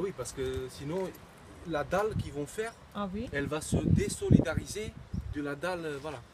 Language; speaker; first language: French; native; French